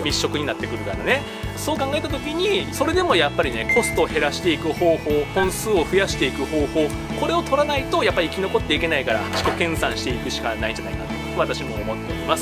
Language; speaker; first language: Japanese; native; Japanese